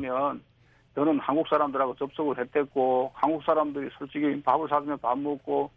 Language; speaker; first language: Korean; native; Korean